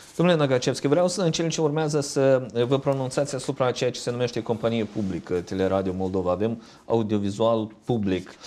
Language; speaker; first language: Romanian; native; Romanian